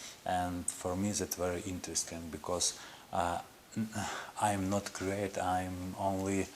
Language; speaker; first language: English; non-native, learner; Ukrainian